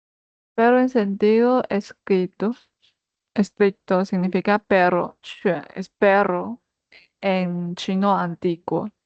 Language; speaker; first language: Spanish; non-native, fluent; Chinese